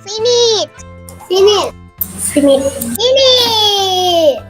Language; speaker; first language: English; non-native, learner; Thai